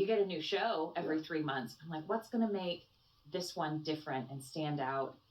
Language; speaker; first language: English; native; English